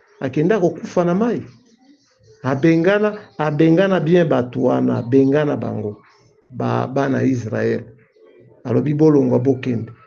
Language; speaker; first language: Lingala; non-native, local second language; Swahili